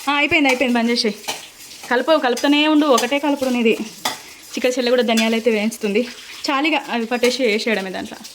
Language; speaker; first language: Telugu; native; Telugu